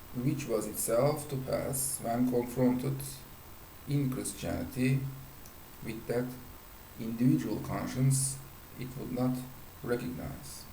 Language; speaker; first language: English; non-native, fluent; Turkish